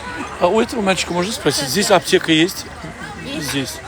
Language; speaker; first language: Russian; non-native, fluent; Azerbaijani